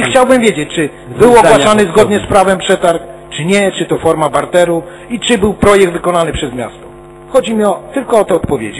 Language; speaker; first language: Polish; native; Polish